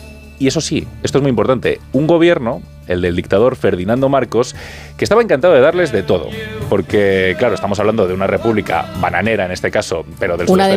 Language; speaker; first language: Spanish; native; Spanish